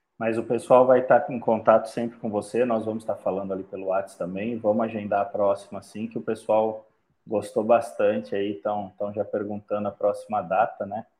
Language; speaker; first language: Portuguese; native; Portuguese